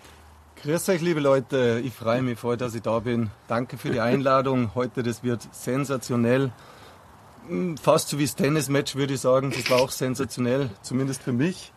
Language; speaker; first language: German; native; German